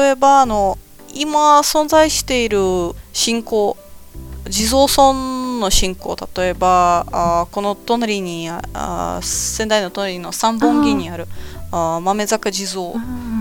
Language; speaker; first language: Japanese; non-native, fluent; Latvian